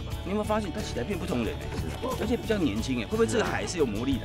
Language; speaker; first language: Chinese; native; Chinese